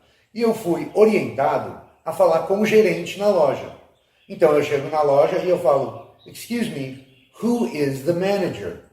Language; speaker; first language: Portuguese; non-native, fluent; English